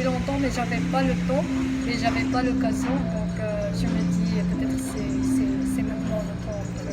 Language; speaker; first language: French; non-native, local second language; Arabic